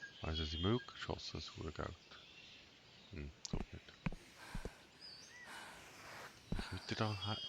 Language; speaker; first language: German; native; German